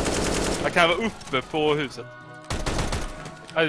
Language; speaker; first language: Swedish; native; Swedish